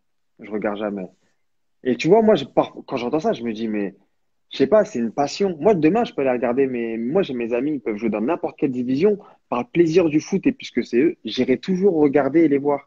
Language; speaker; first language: French; native; French